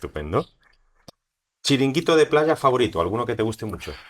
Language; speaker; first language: Spanish; native; Spanish